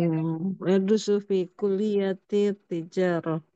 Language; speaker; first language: Arabic; non-native, learner; Indonesian